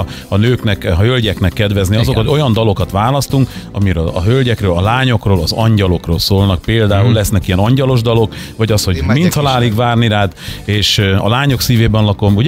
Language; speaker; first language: Hungarian; native; Hungarian